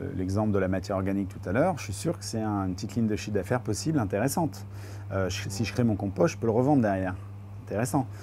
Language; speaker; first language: French; native; French